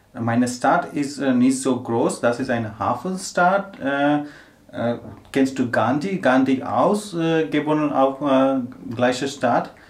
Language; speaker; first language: German; non-native, learner; Gujarati